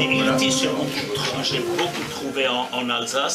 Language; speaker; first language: French; native; French